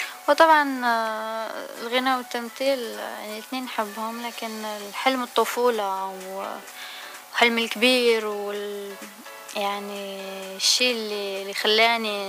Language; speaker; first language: Arabic; native; Arabic